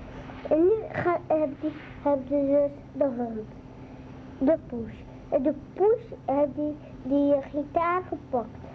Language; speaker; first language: Dutch; early bilingual, other home language; Arabic